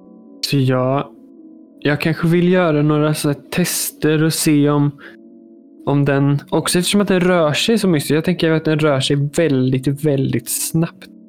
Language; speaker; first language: Swedish; native; Swedish